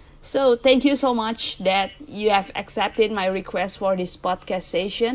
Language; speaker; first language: English; early bilingual, other home language; Indonesian